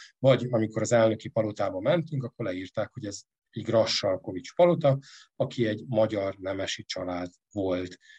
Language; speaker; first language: Hungarian; native; Hungarian